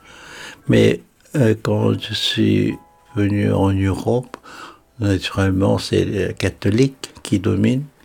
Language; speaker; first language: French; non-native, fluent; Korean